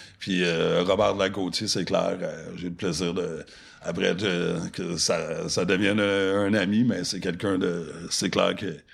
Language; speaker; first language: French; non-native, local second language; English